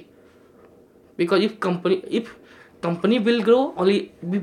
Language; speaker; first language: English; non-native, local second language; Hindi